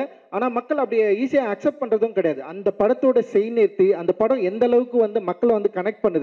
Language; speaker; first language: Tamil; native; Tamil